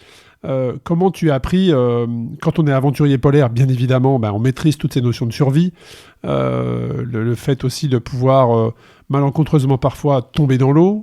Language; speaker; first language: French; native; French